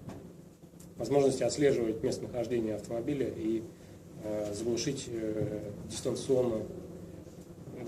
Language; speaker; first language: Russian; native; Russian